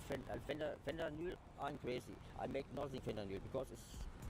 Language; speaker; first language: English; non-native, learner; German